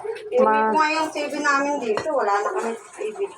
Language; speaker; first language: Filipino; native; Filipino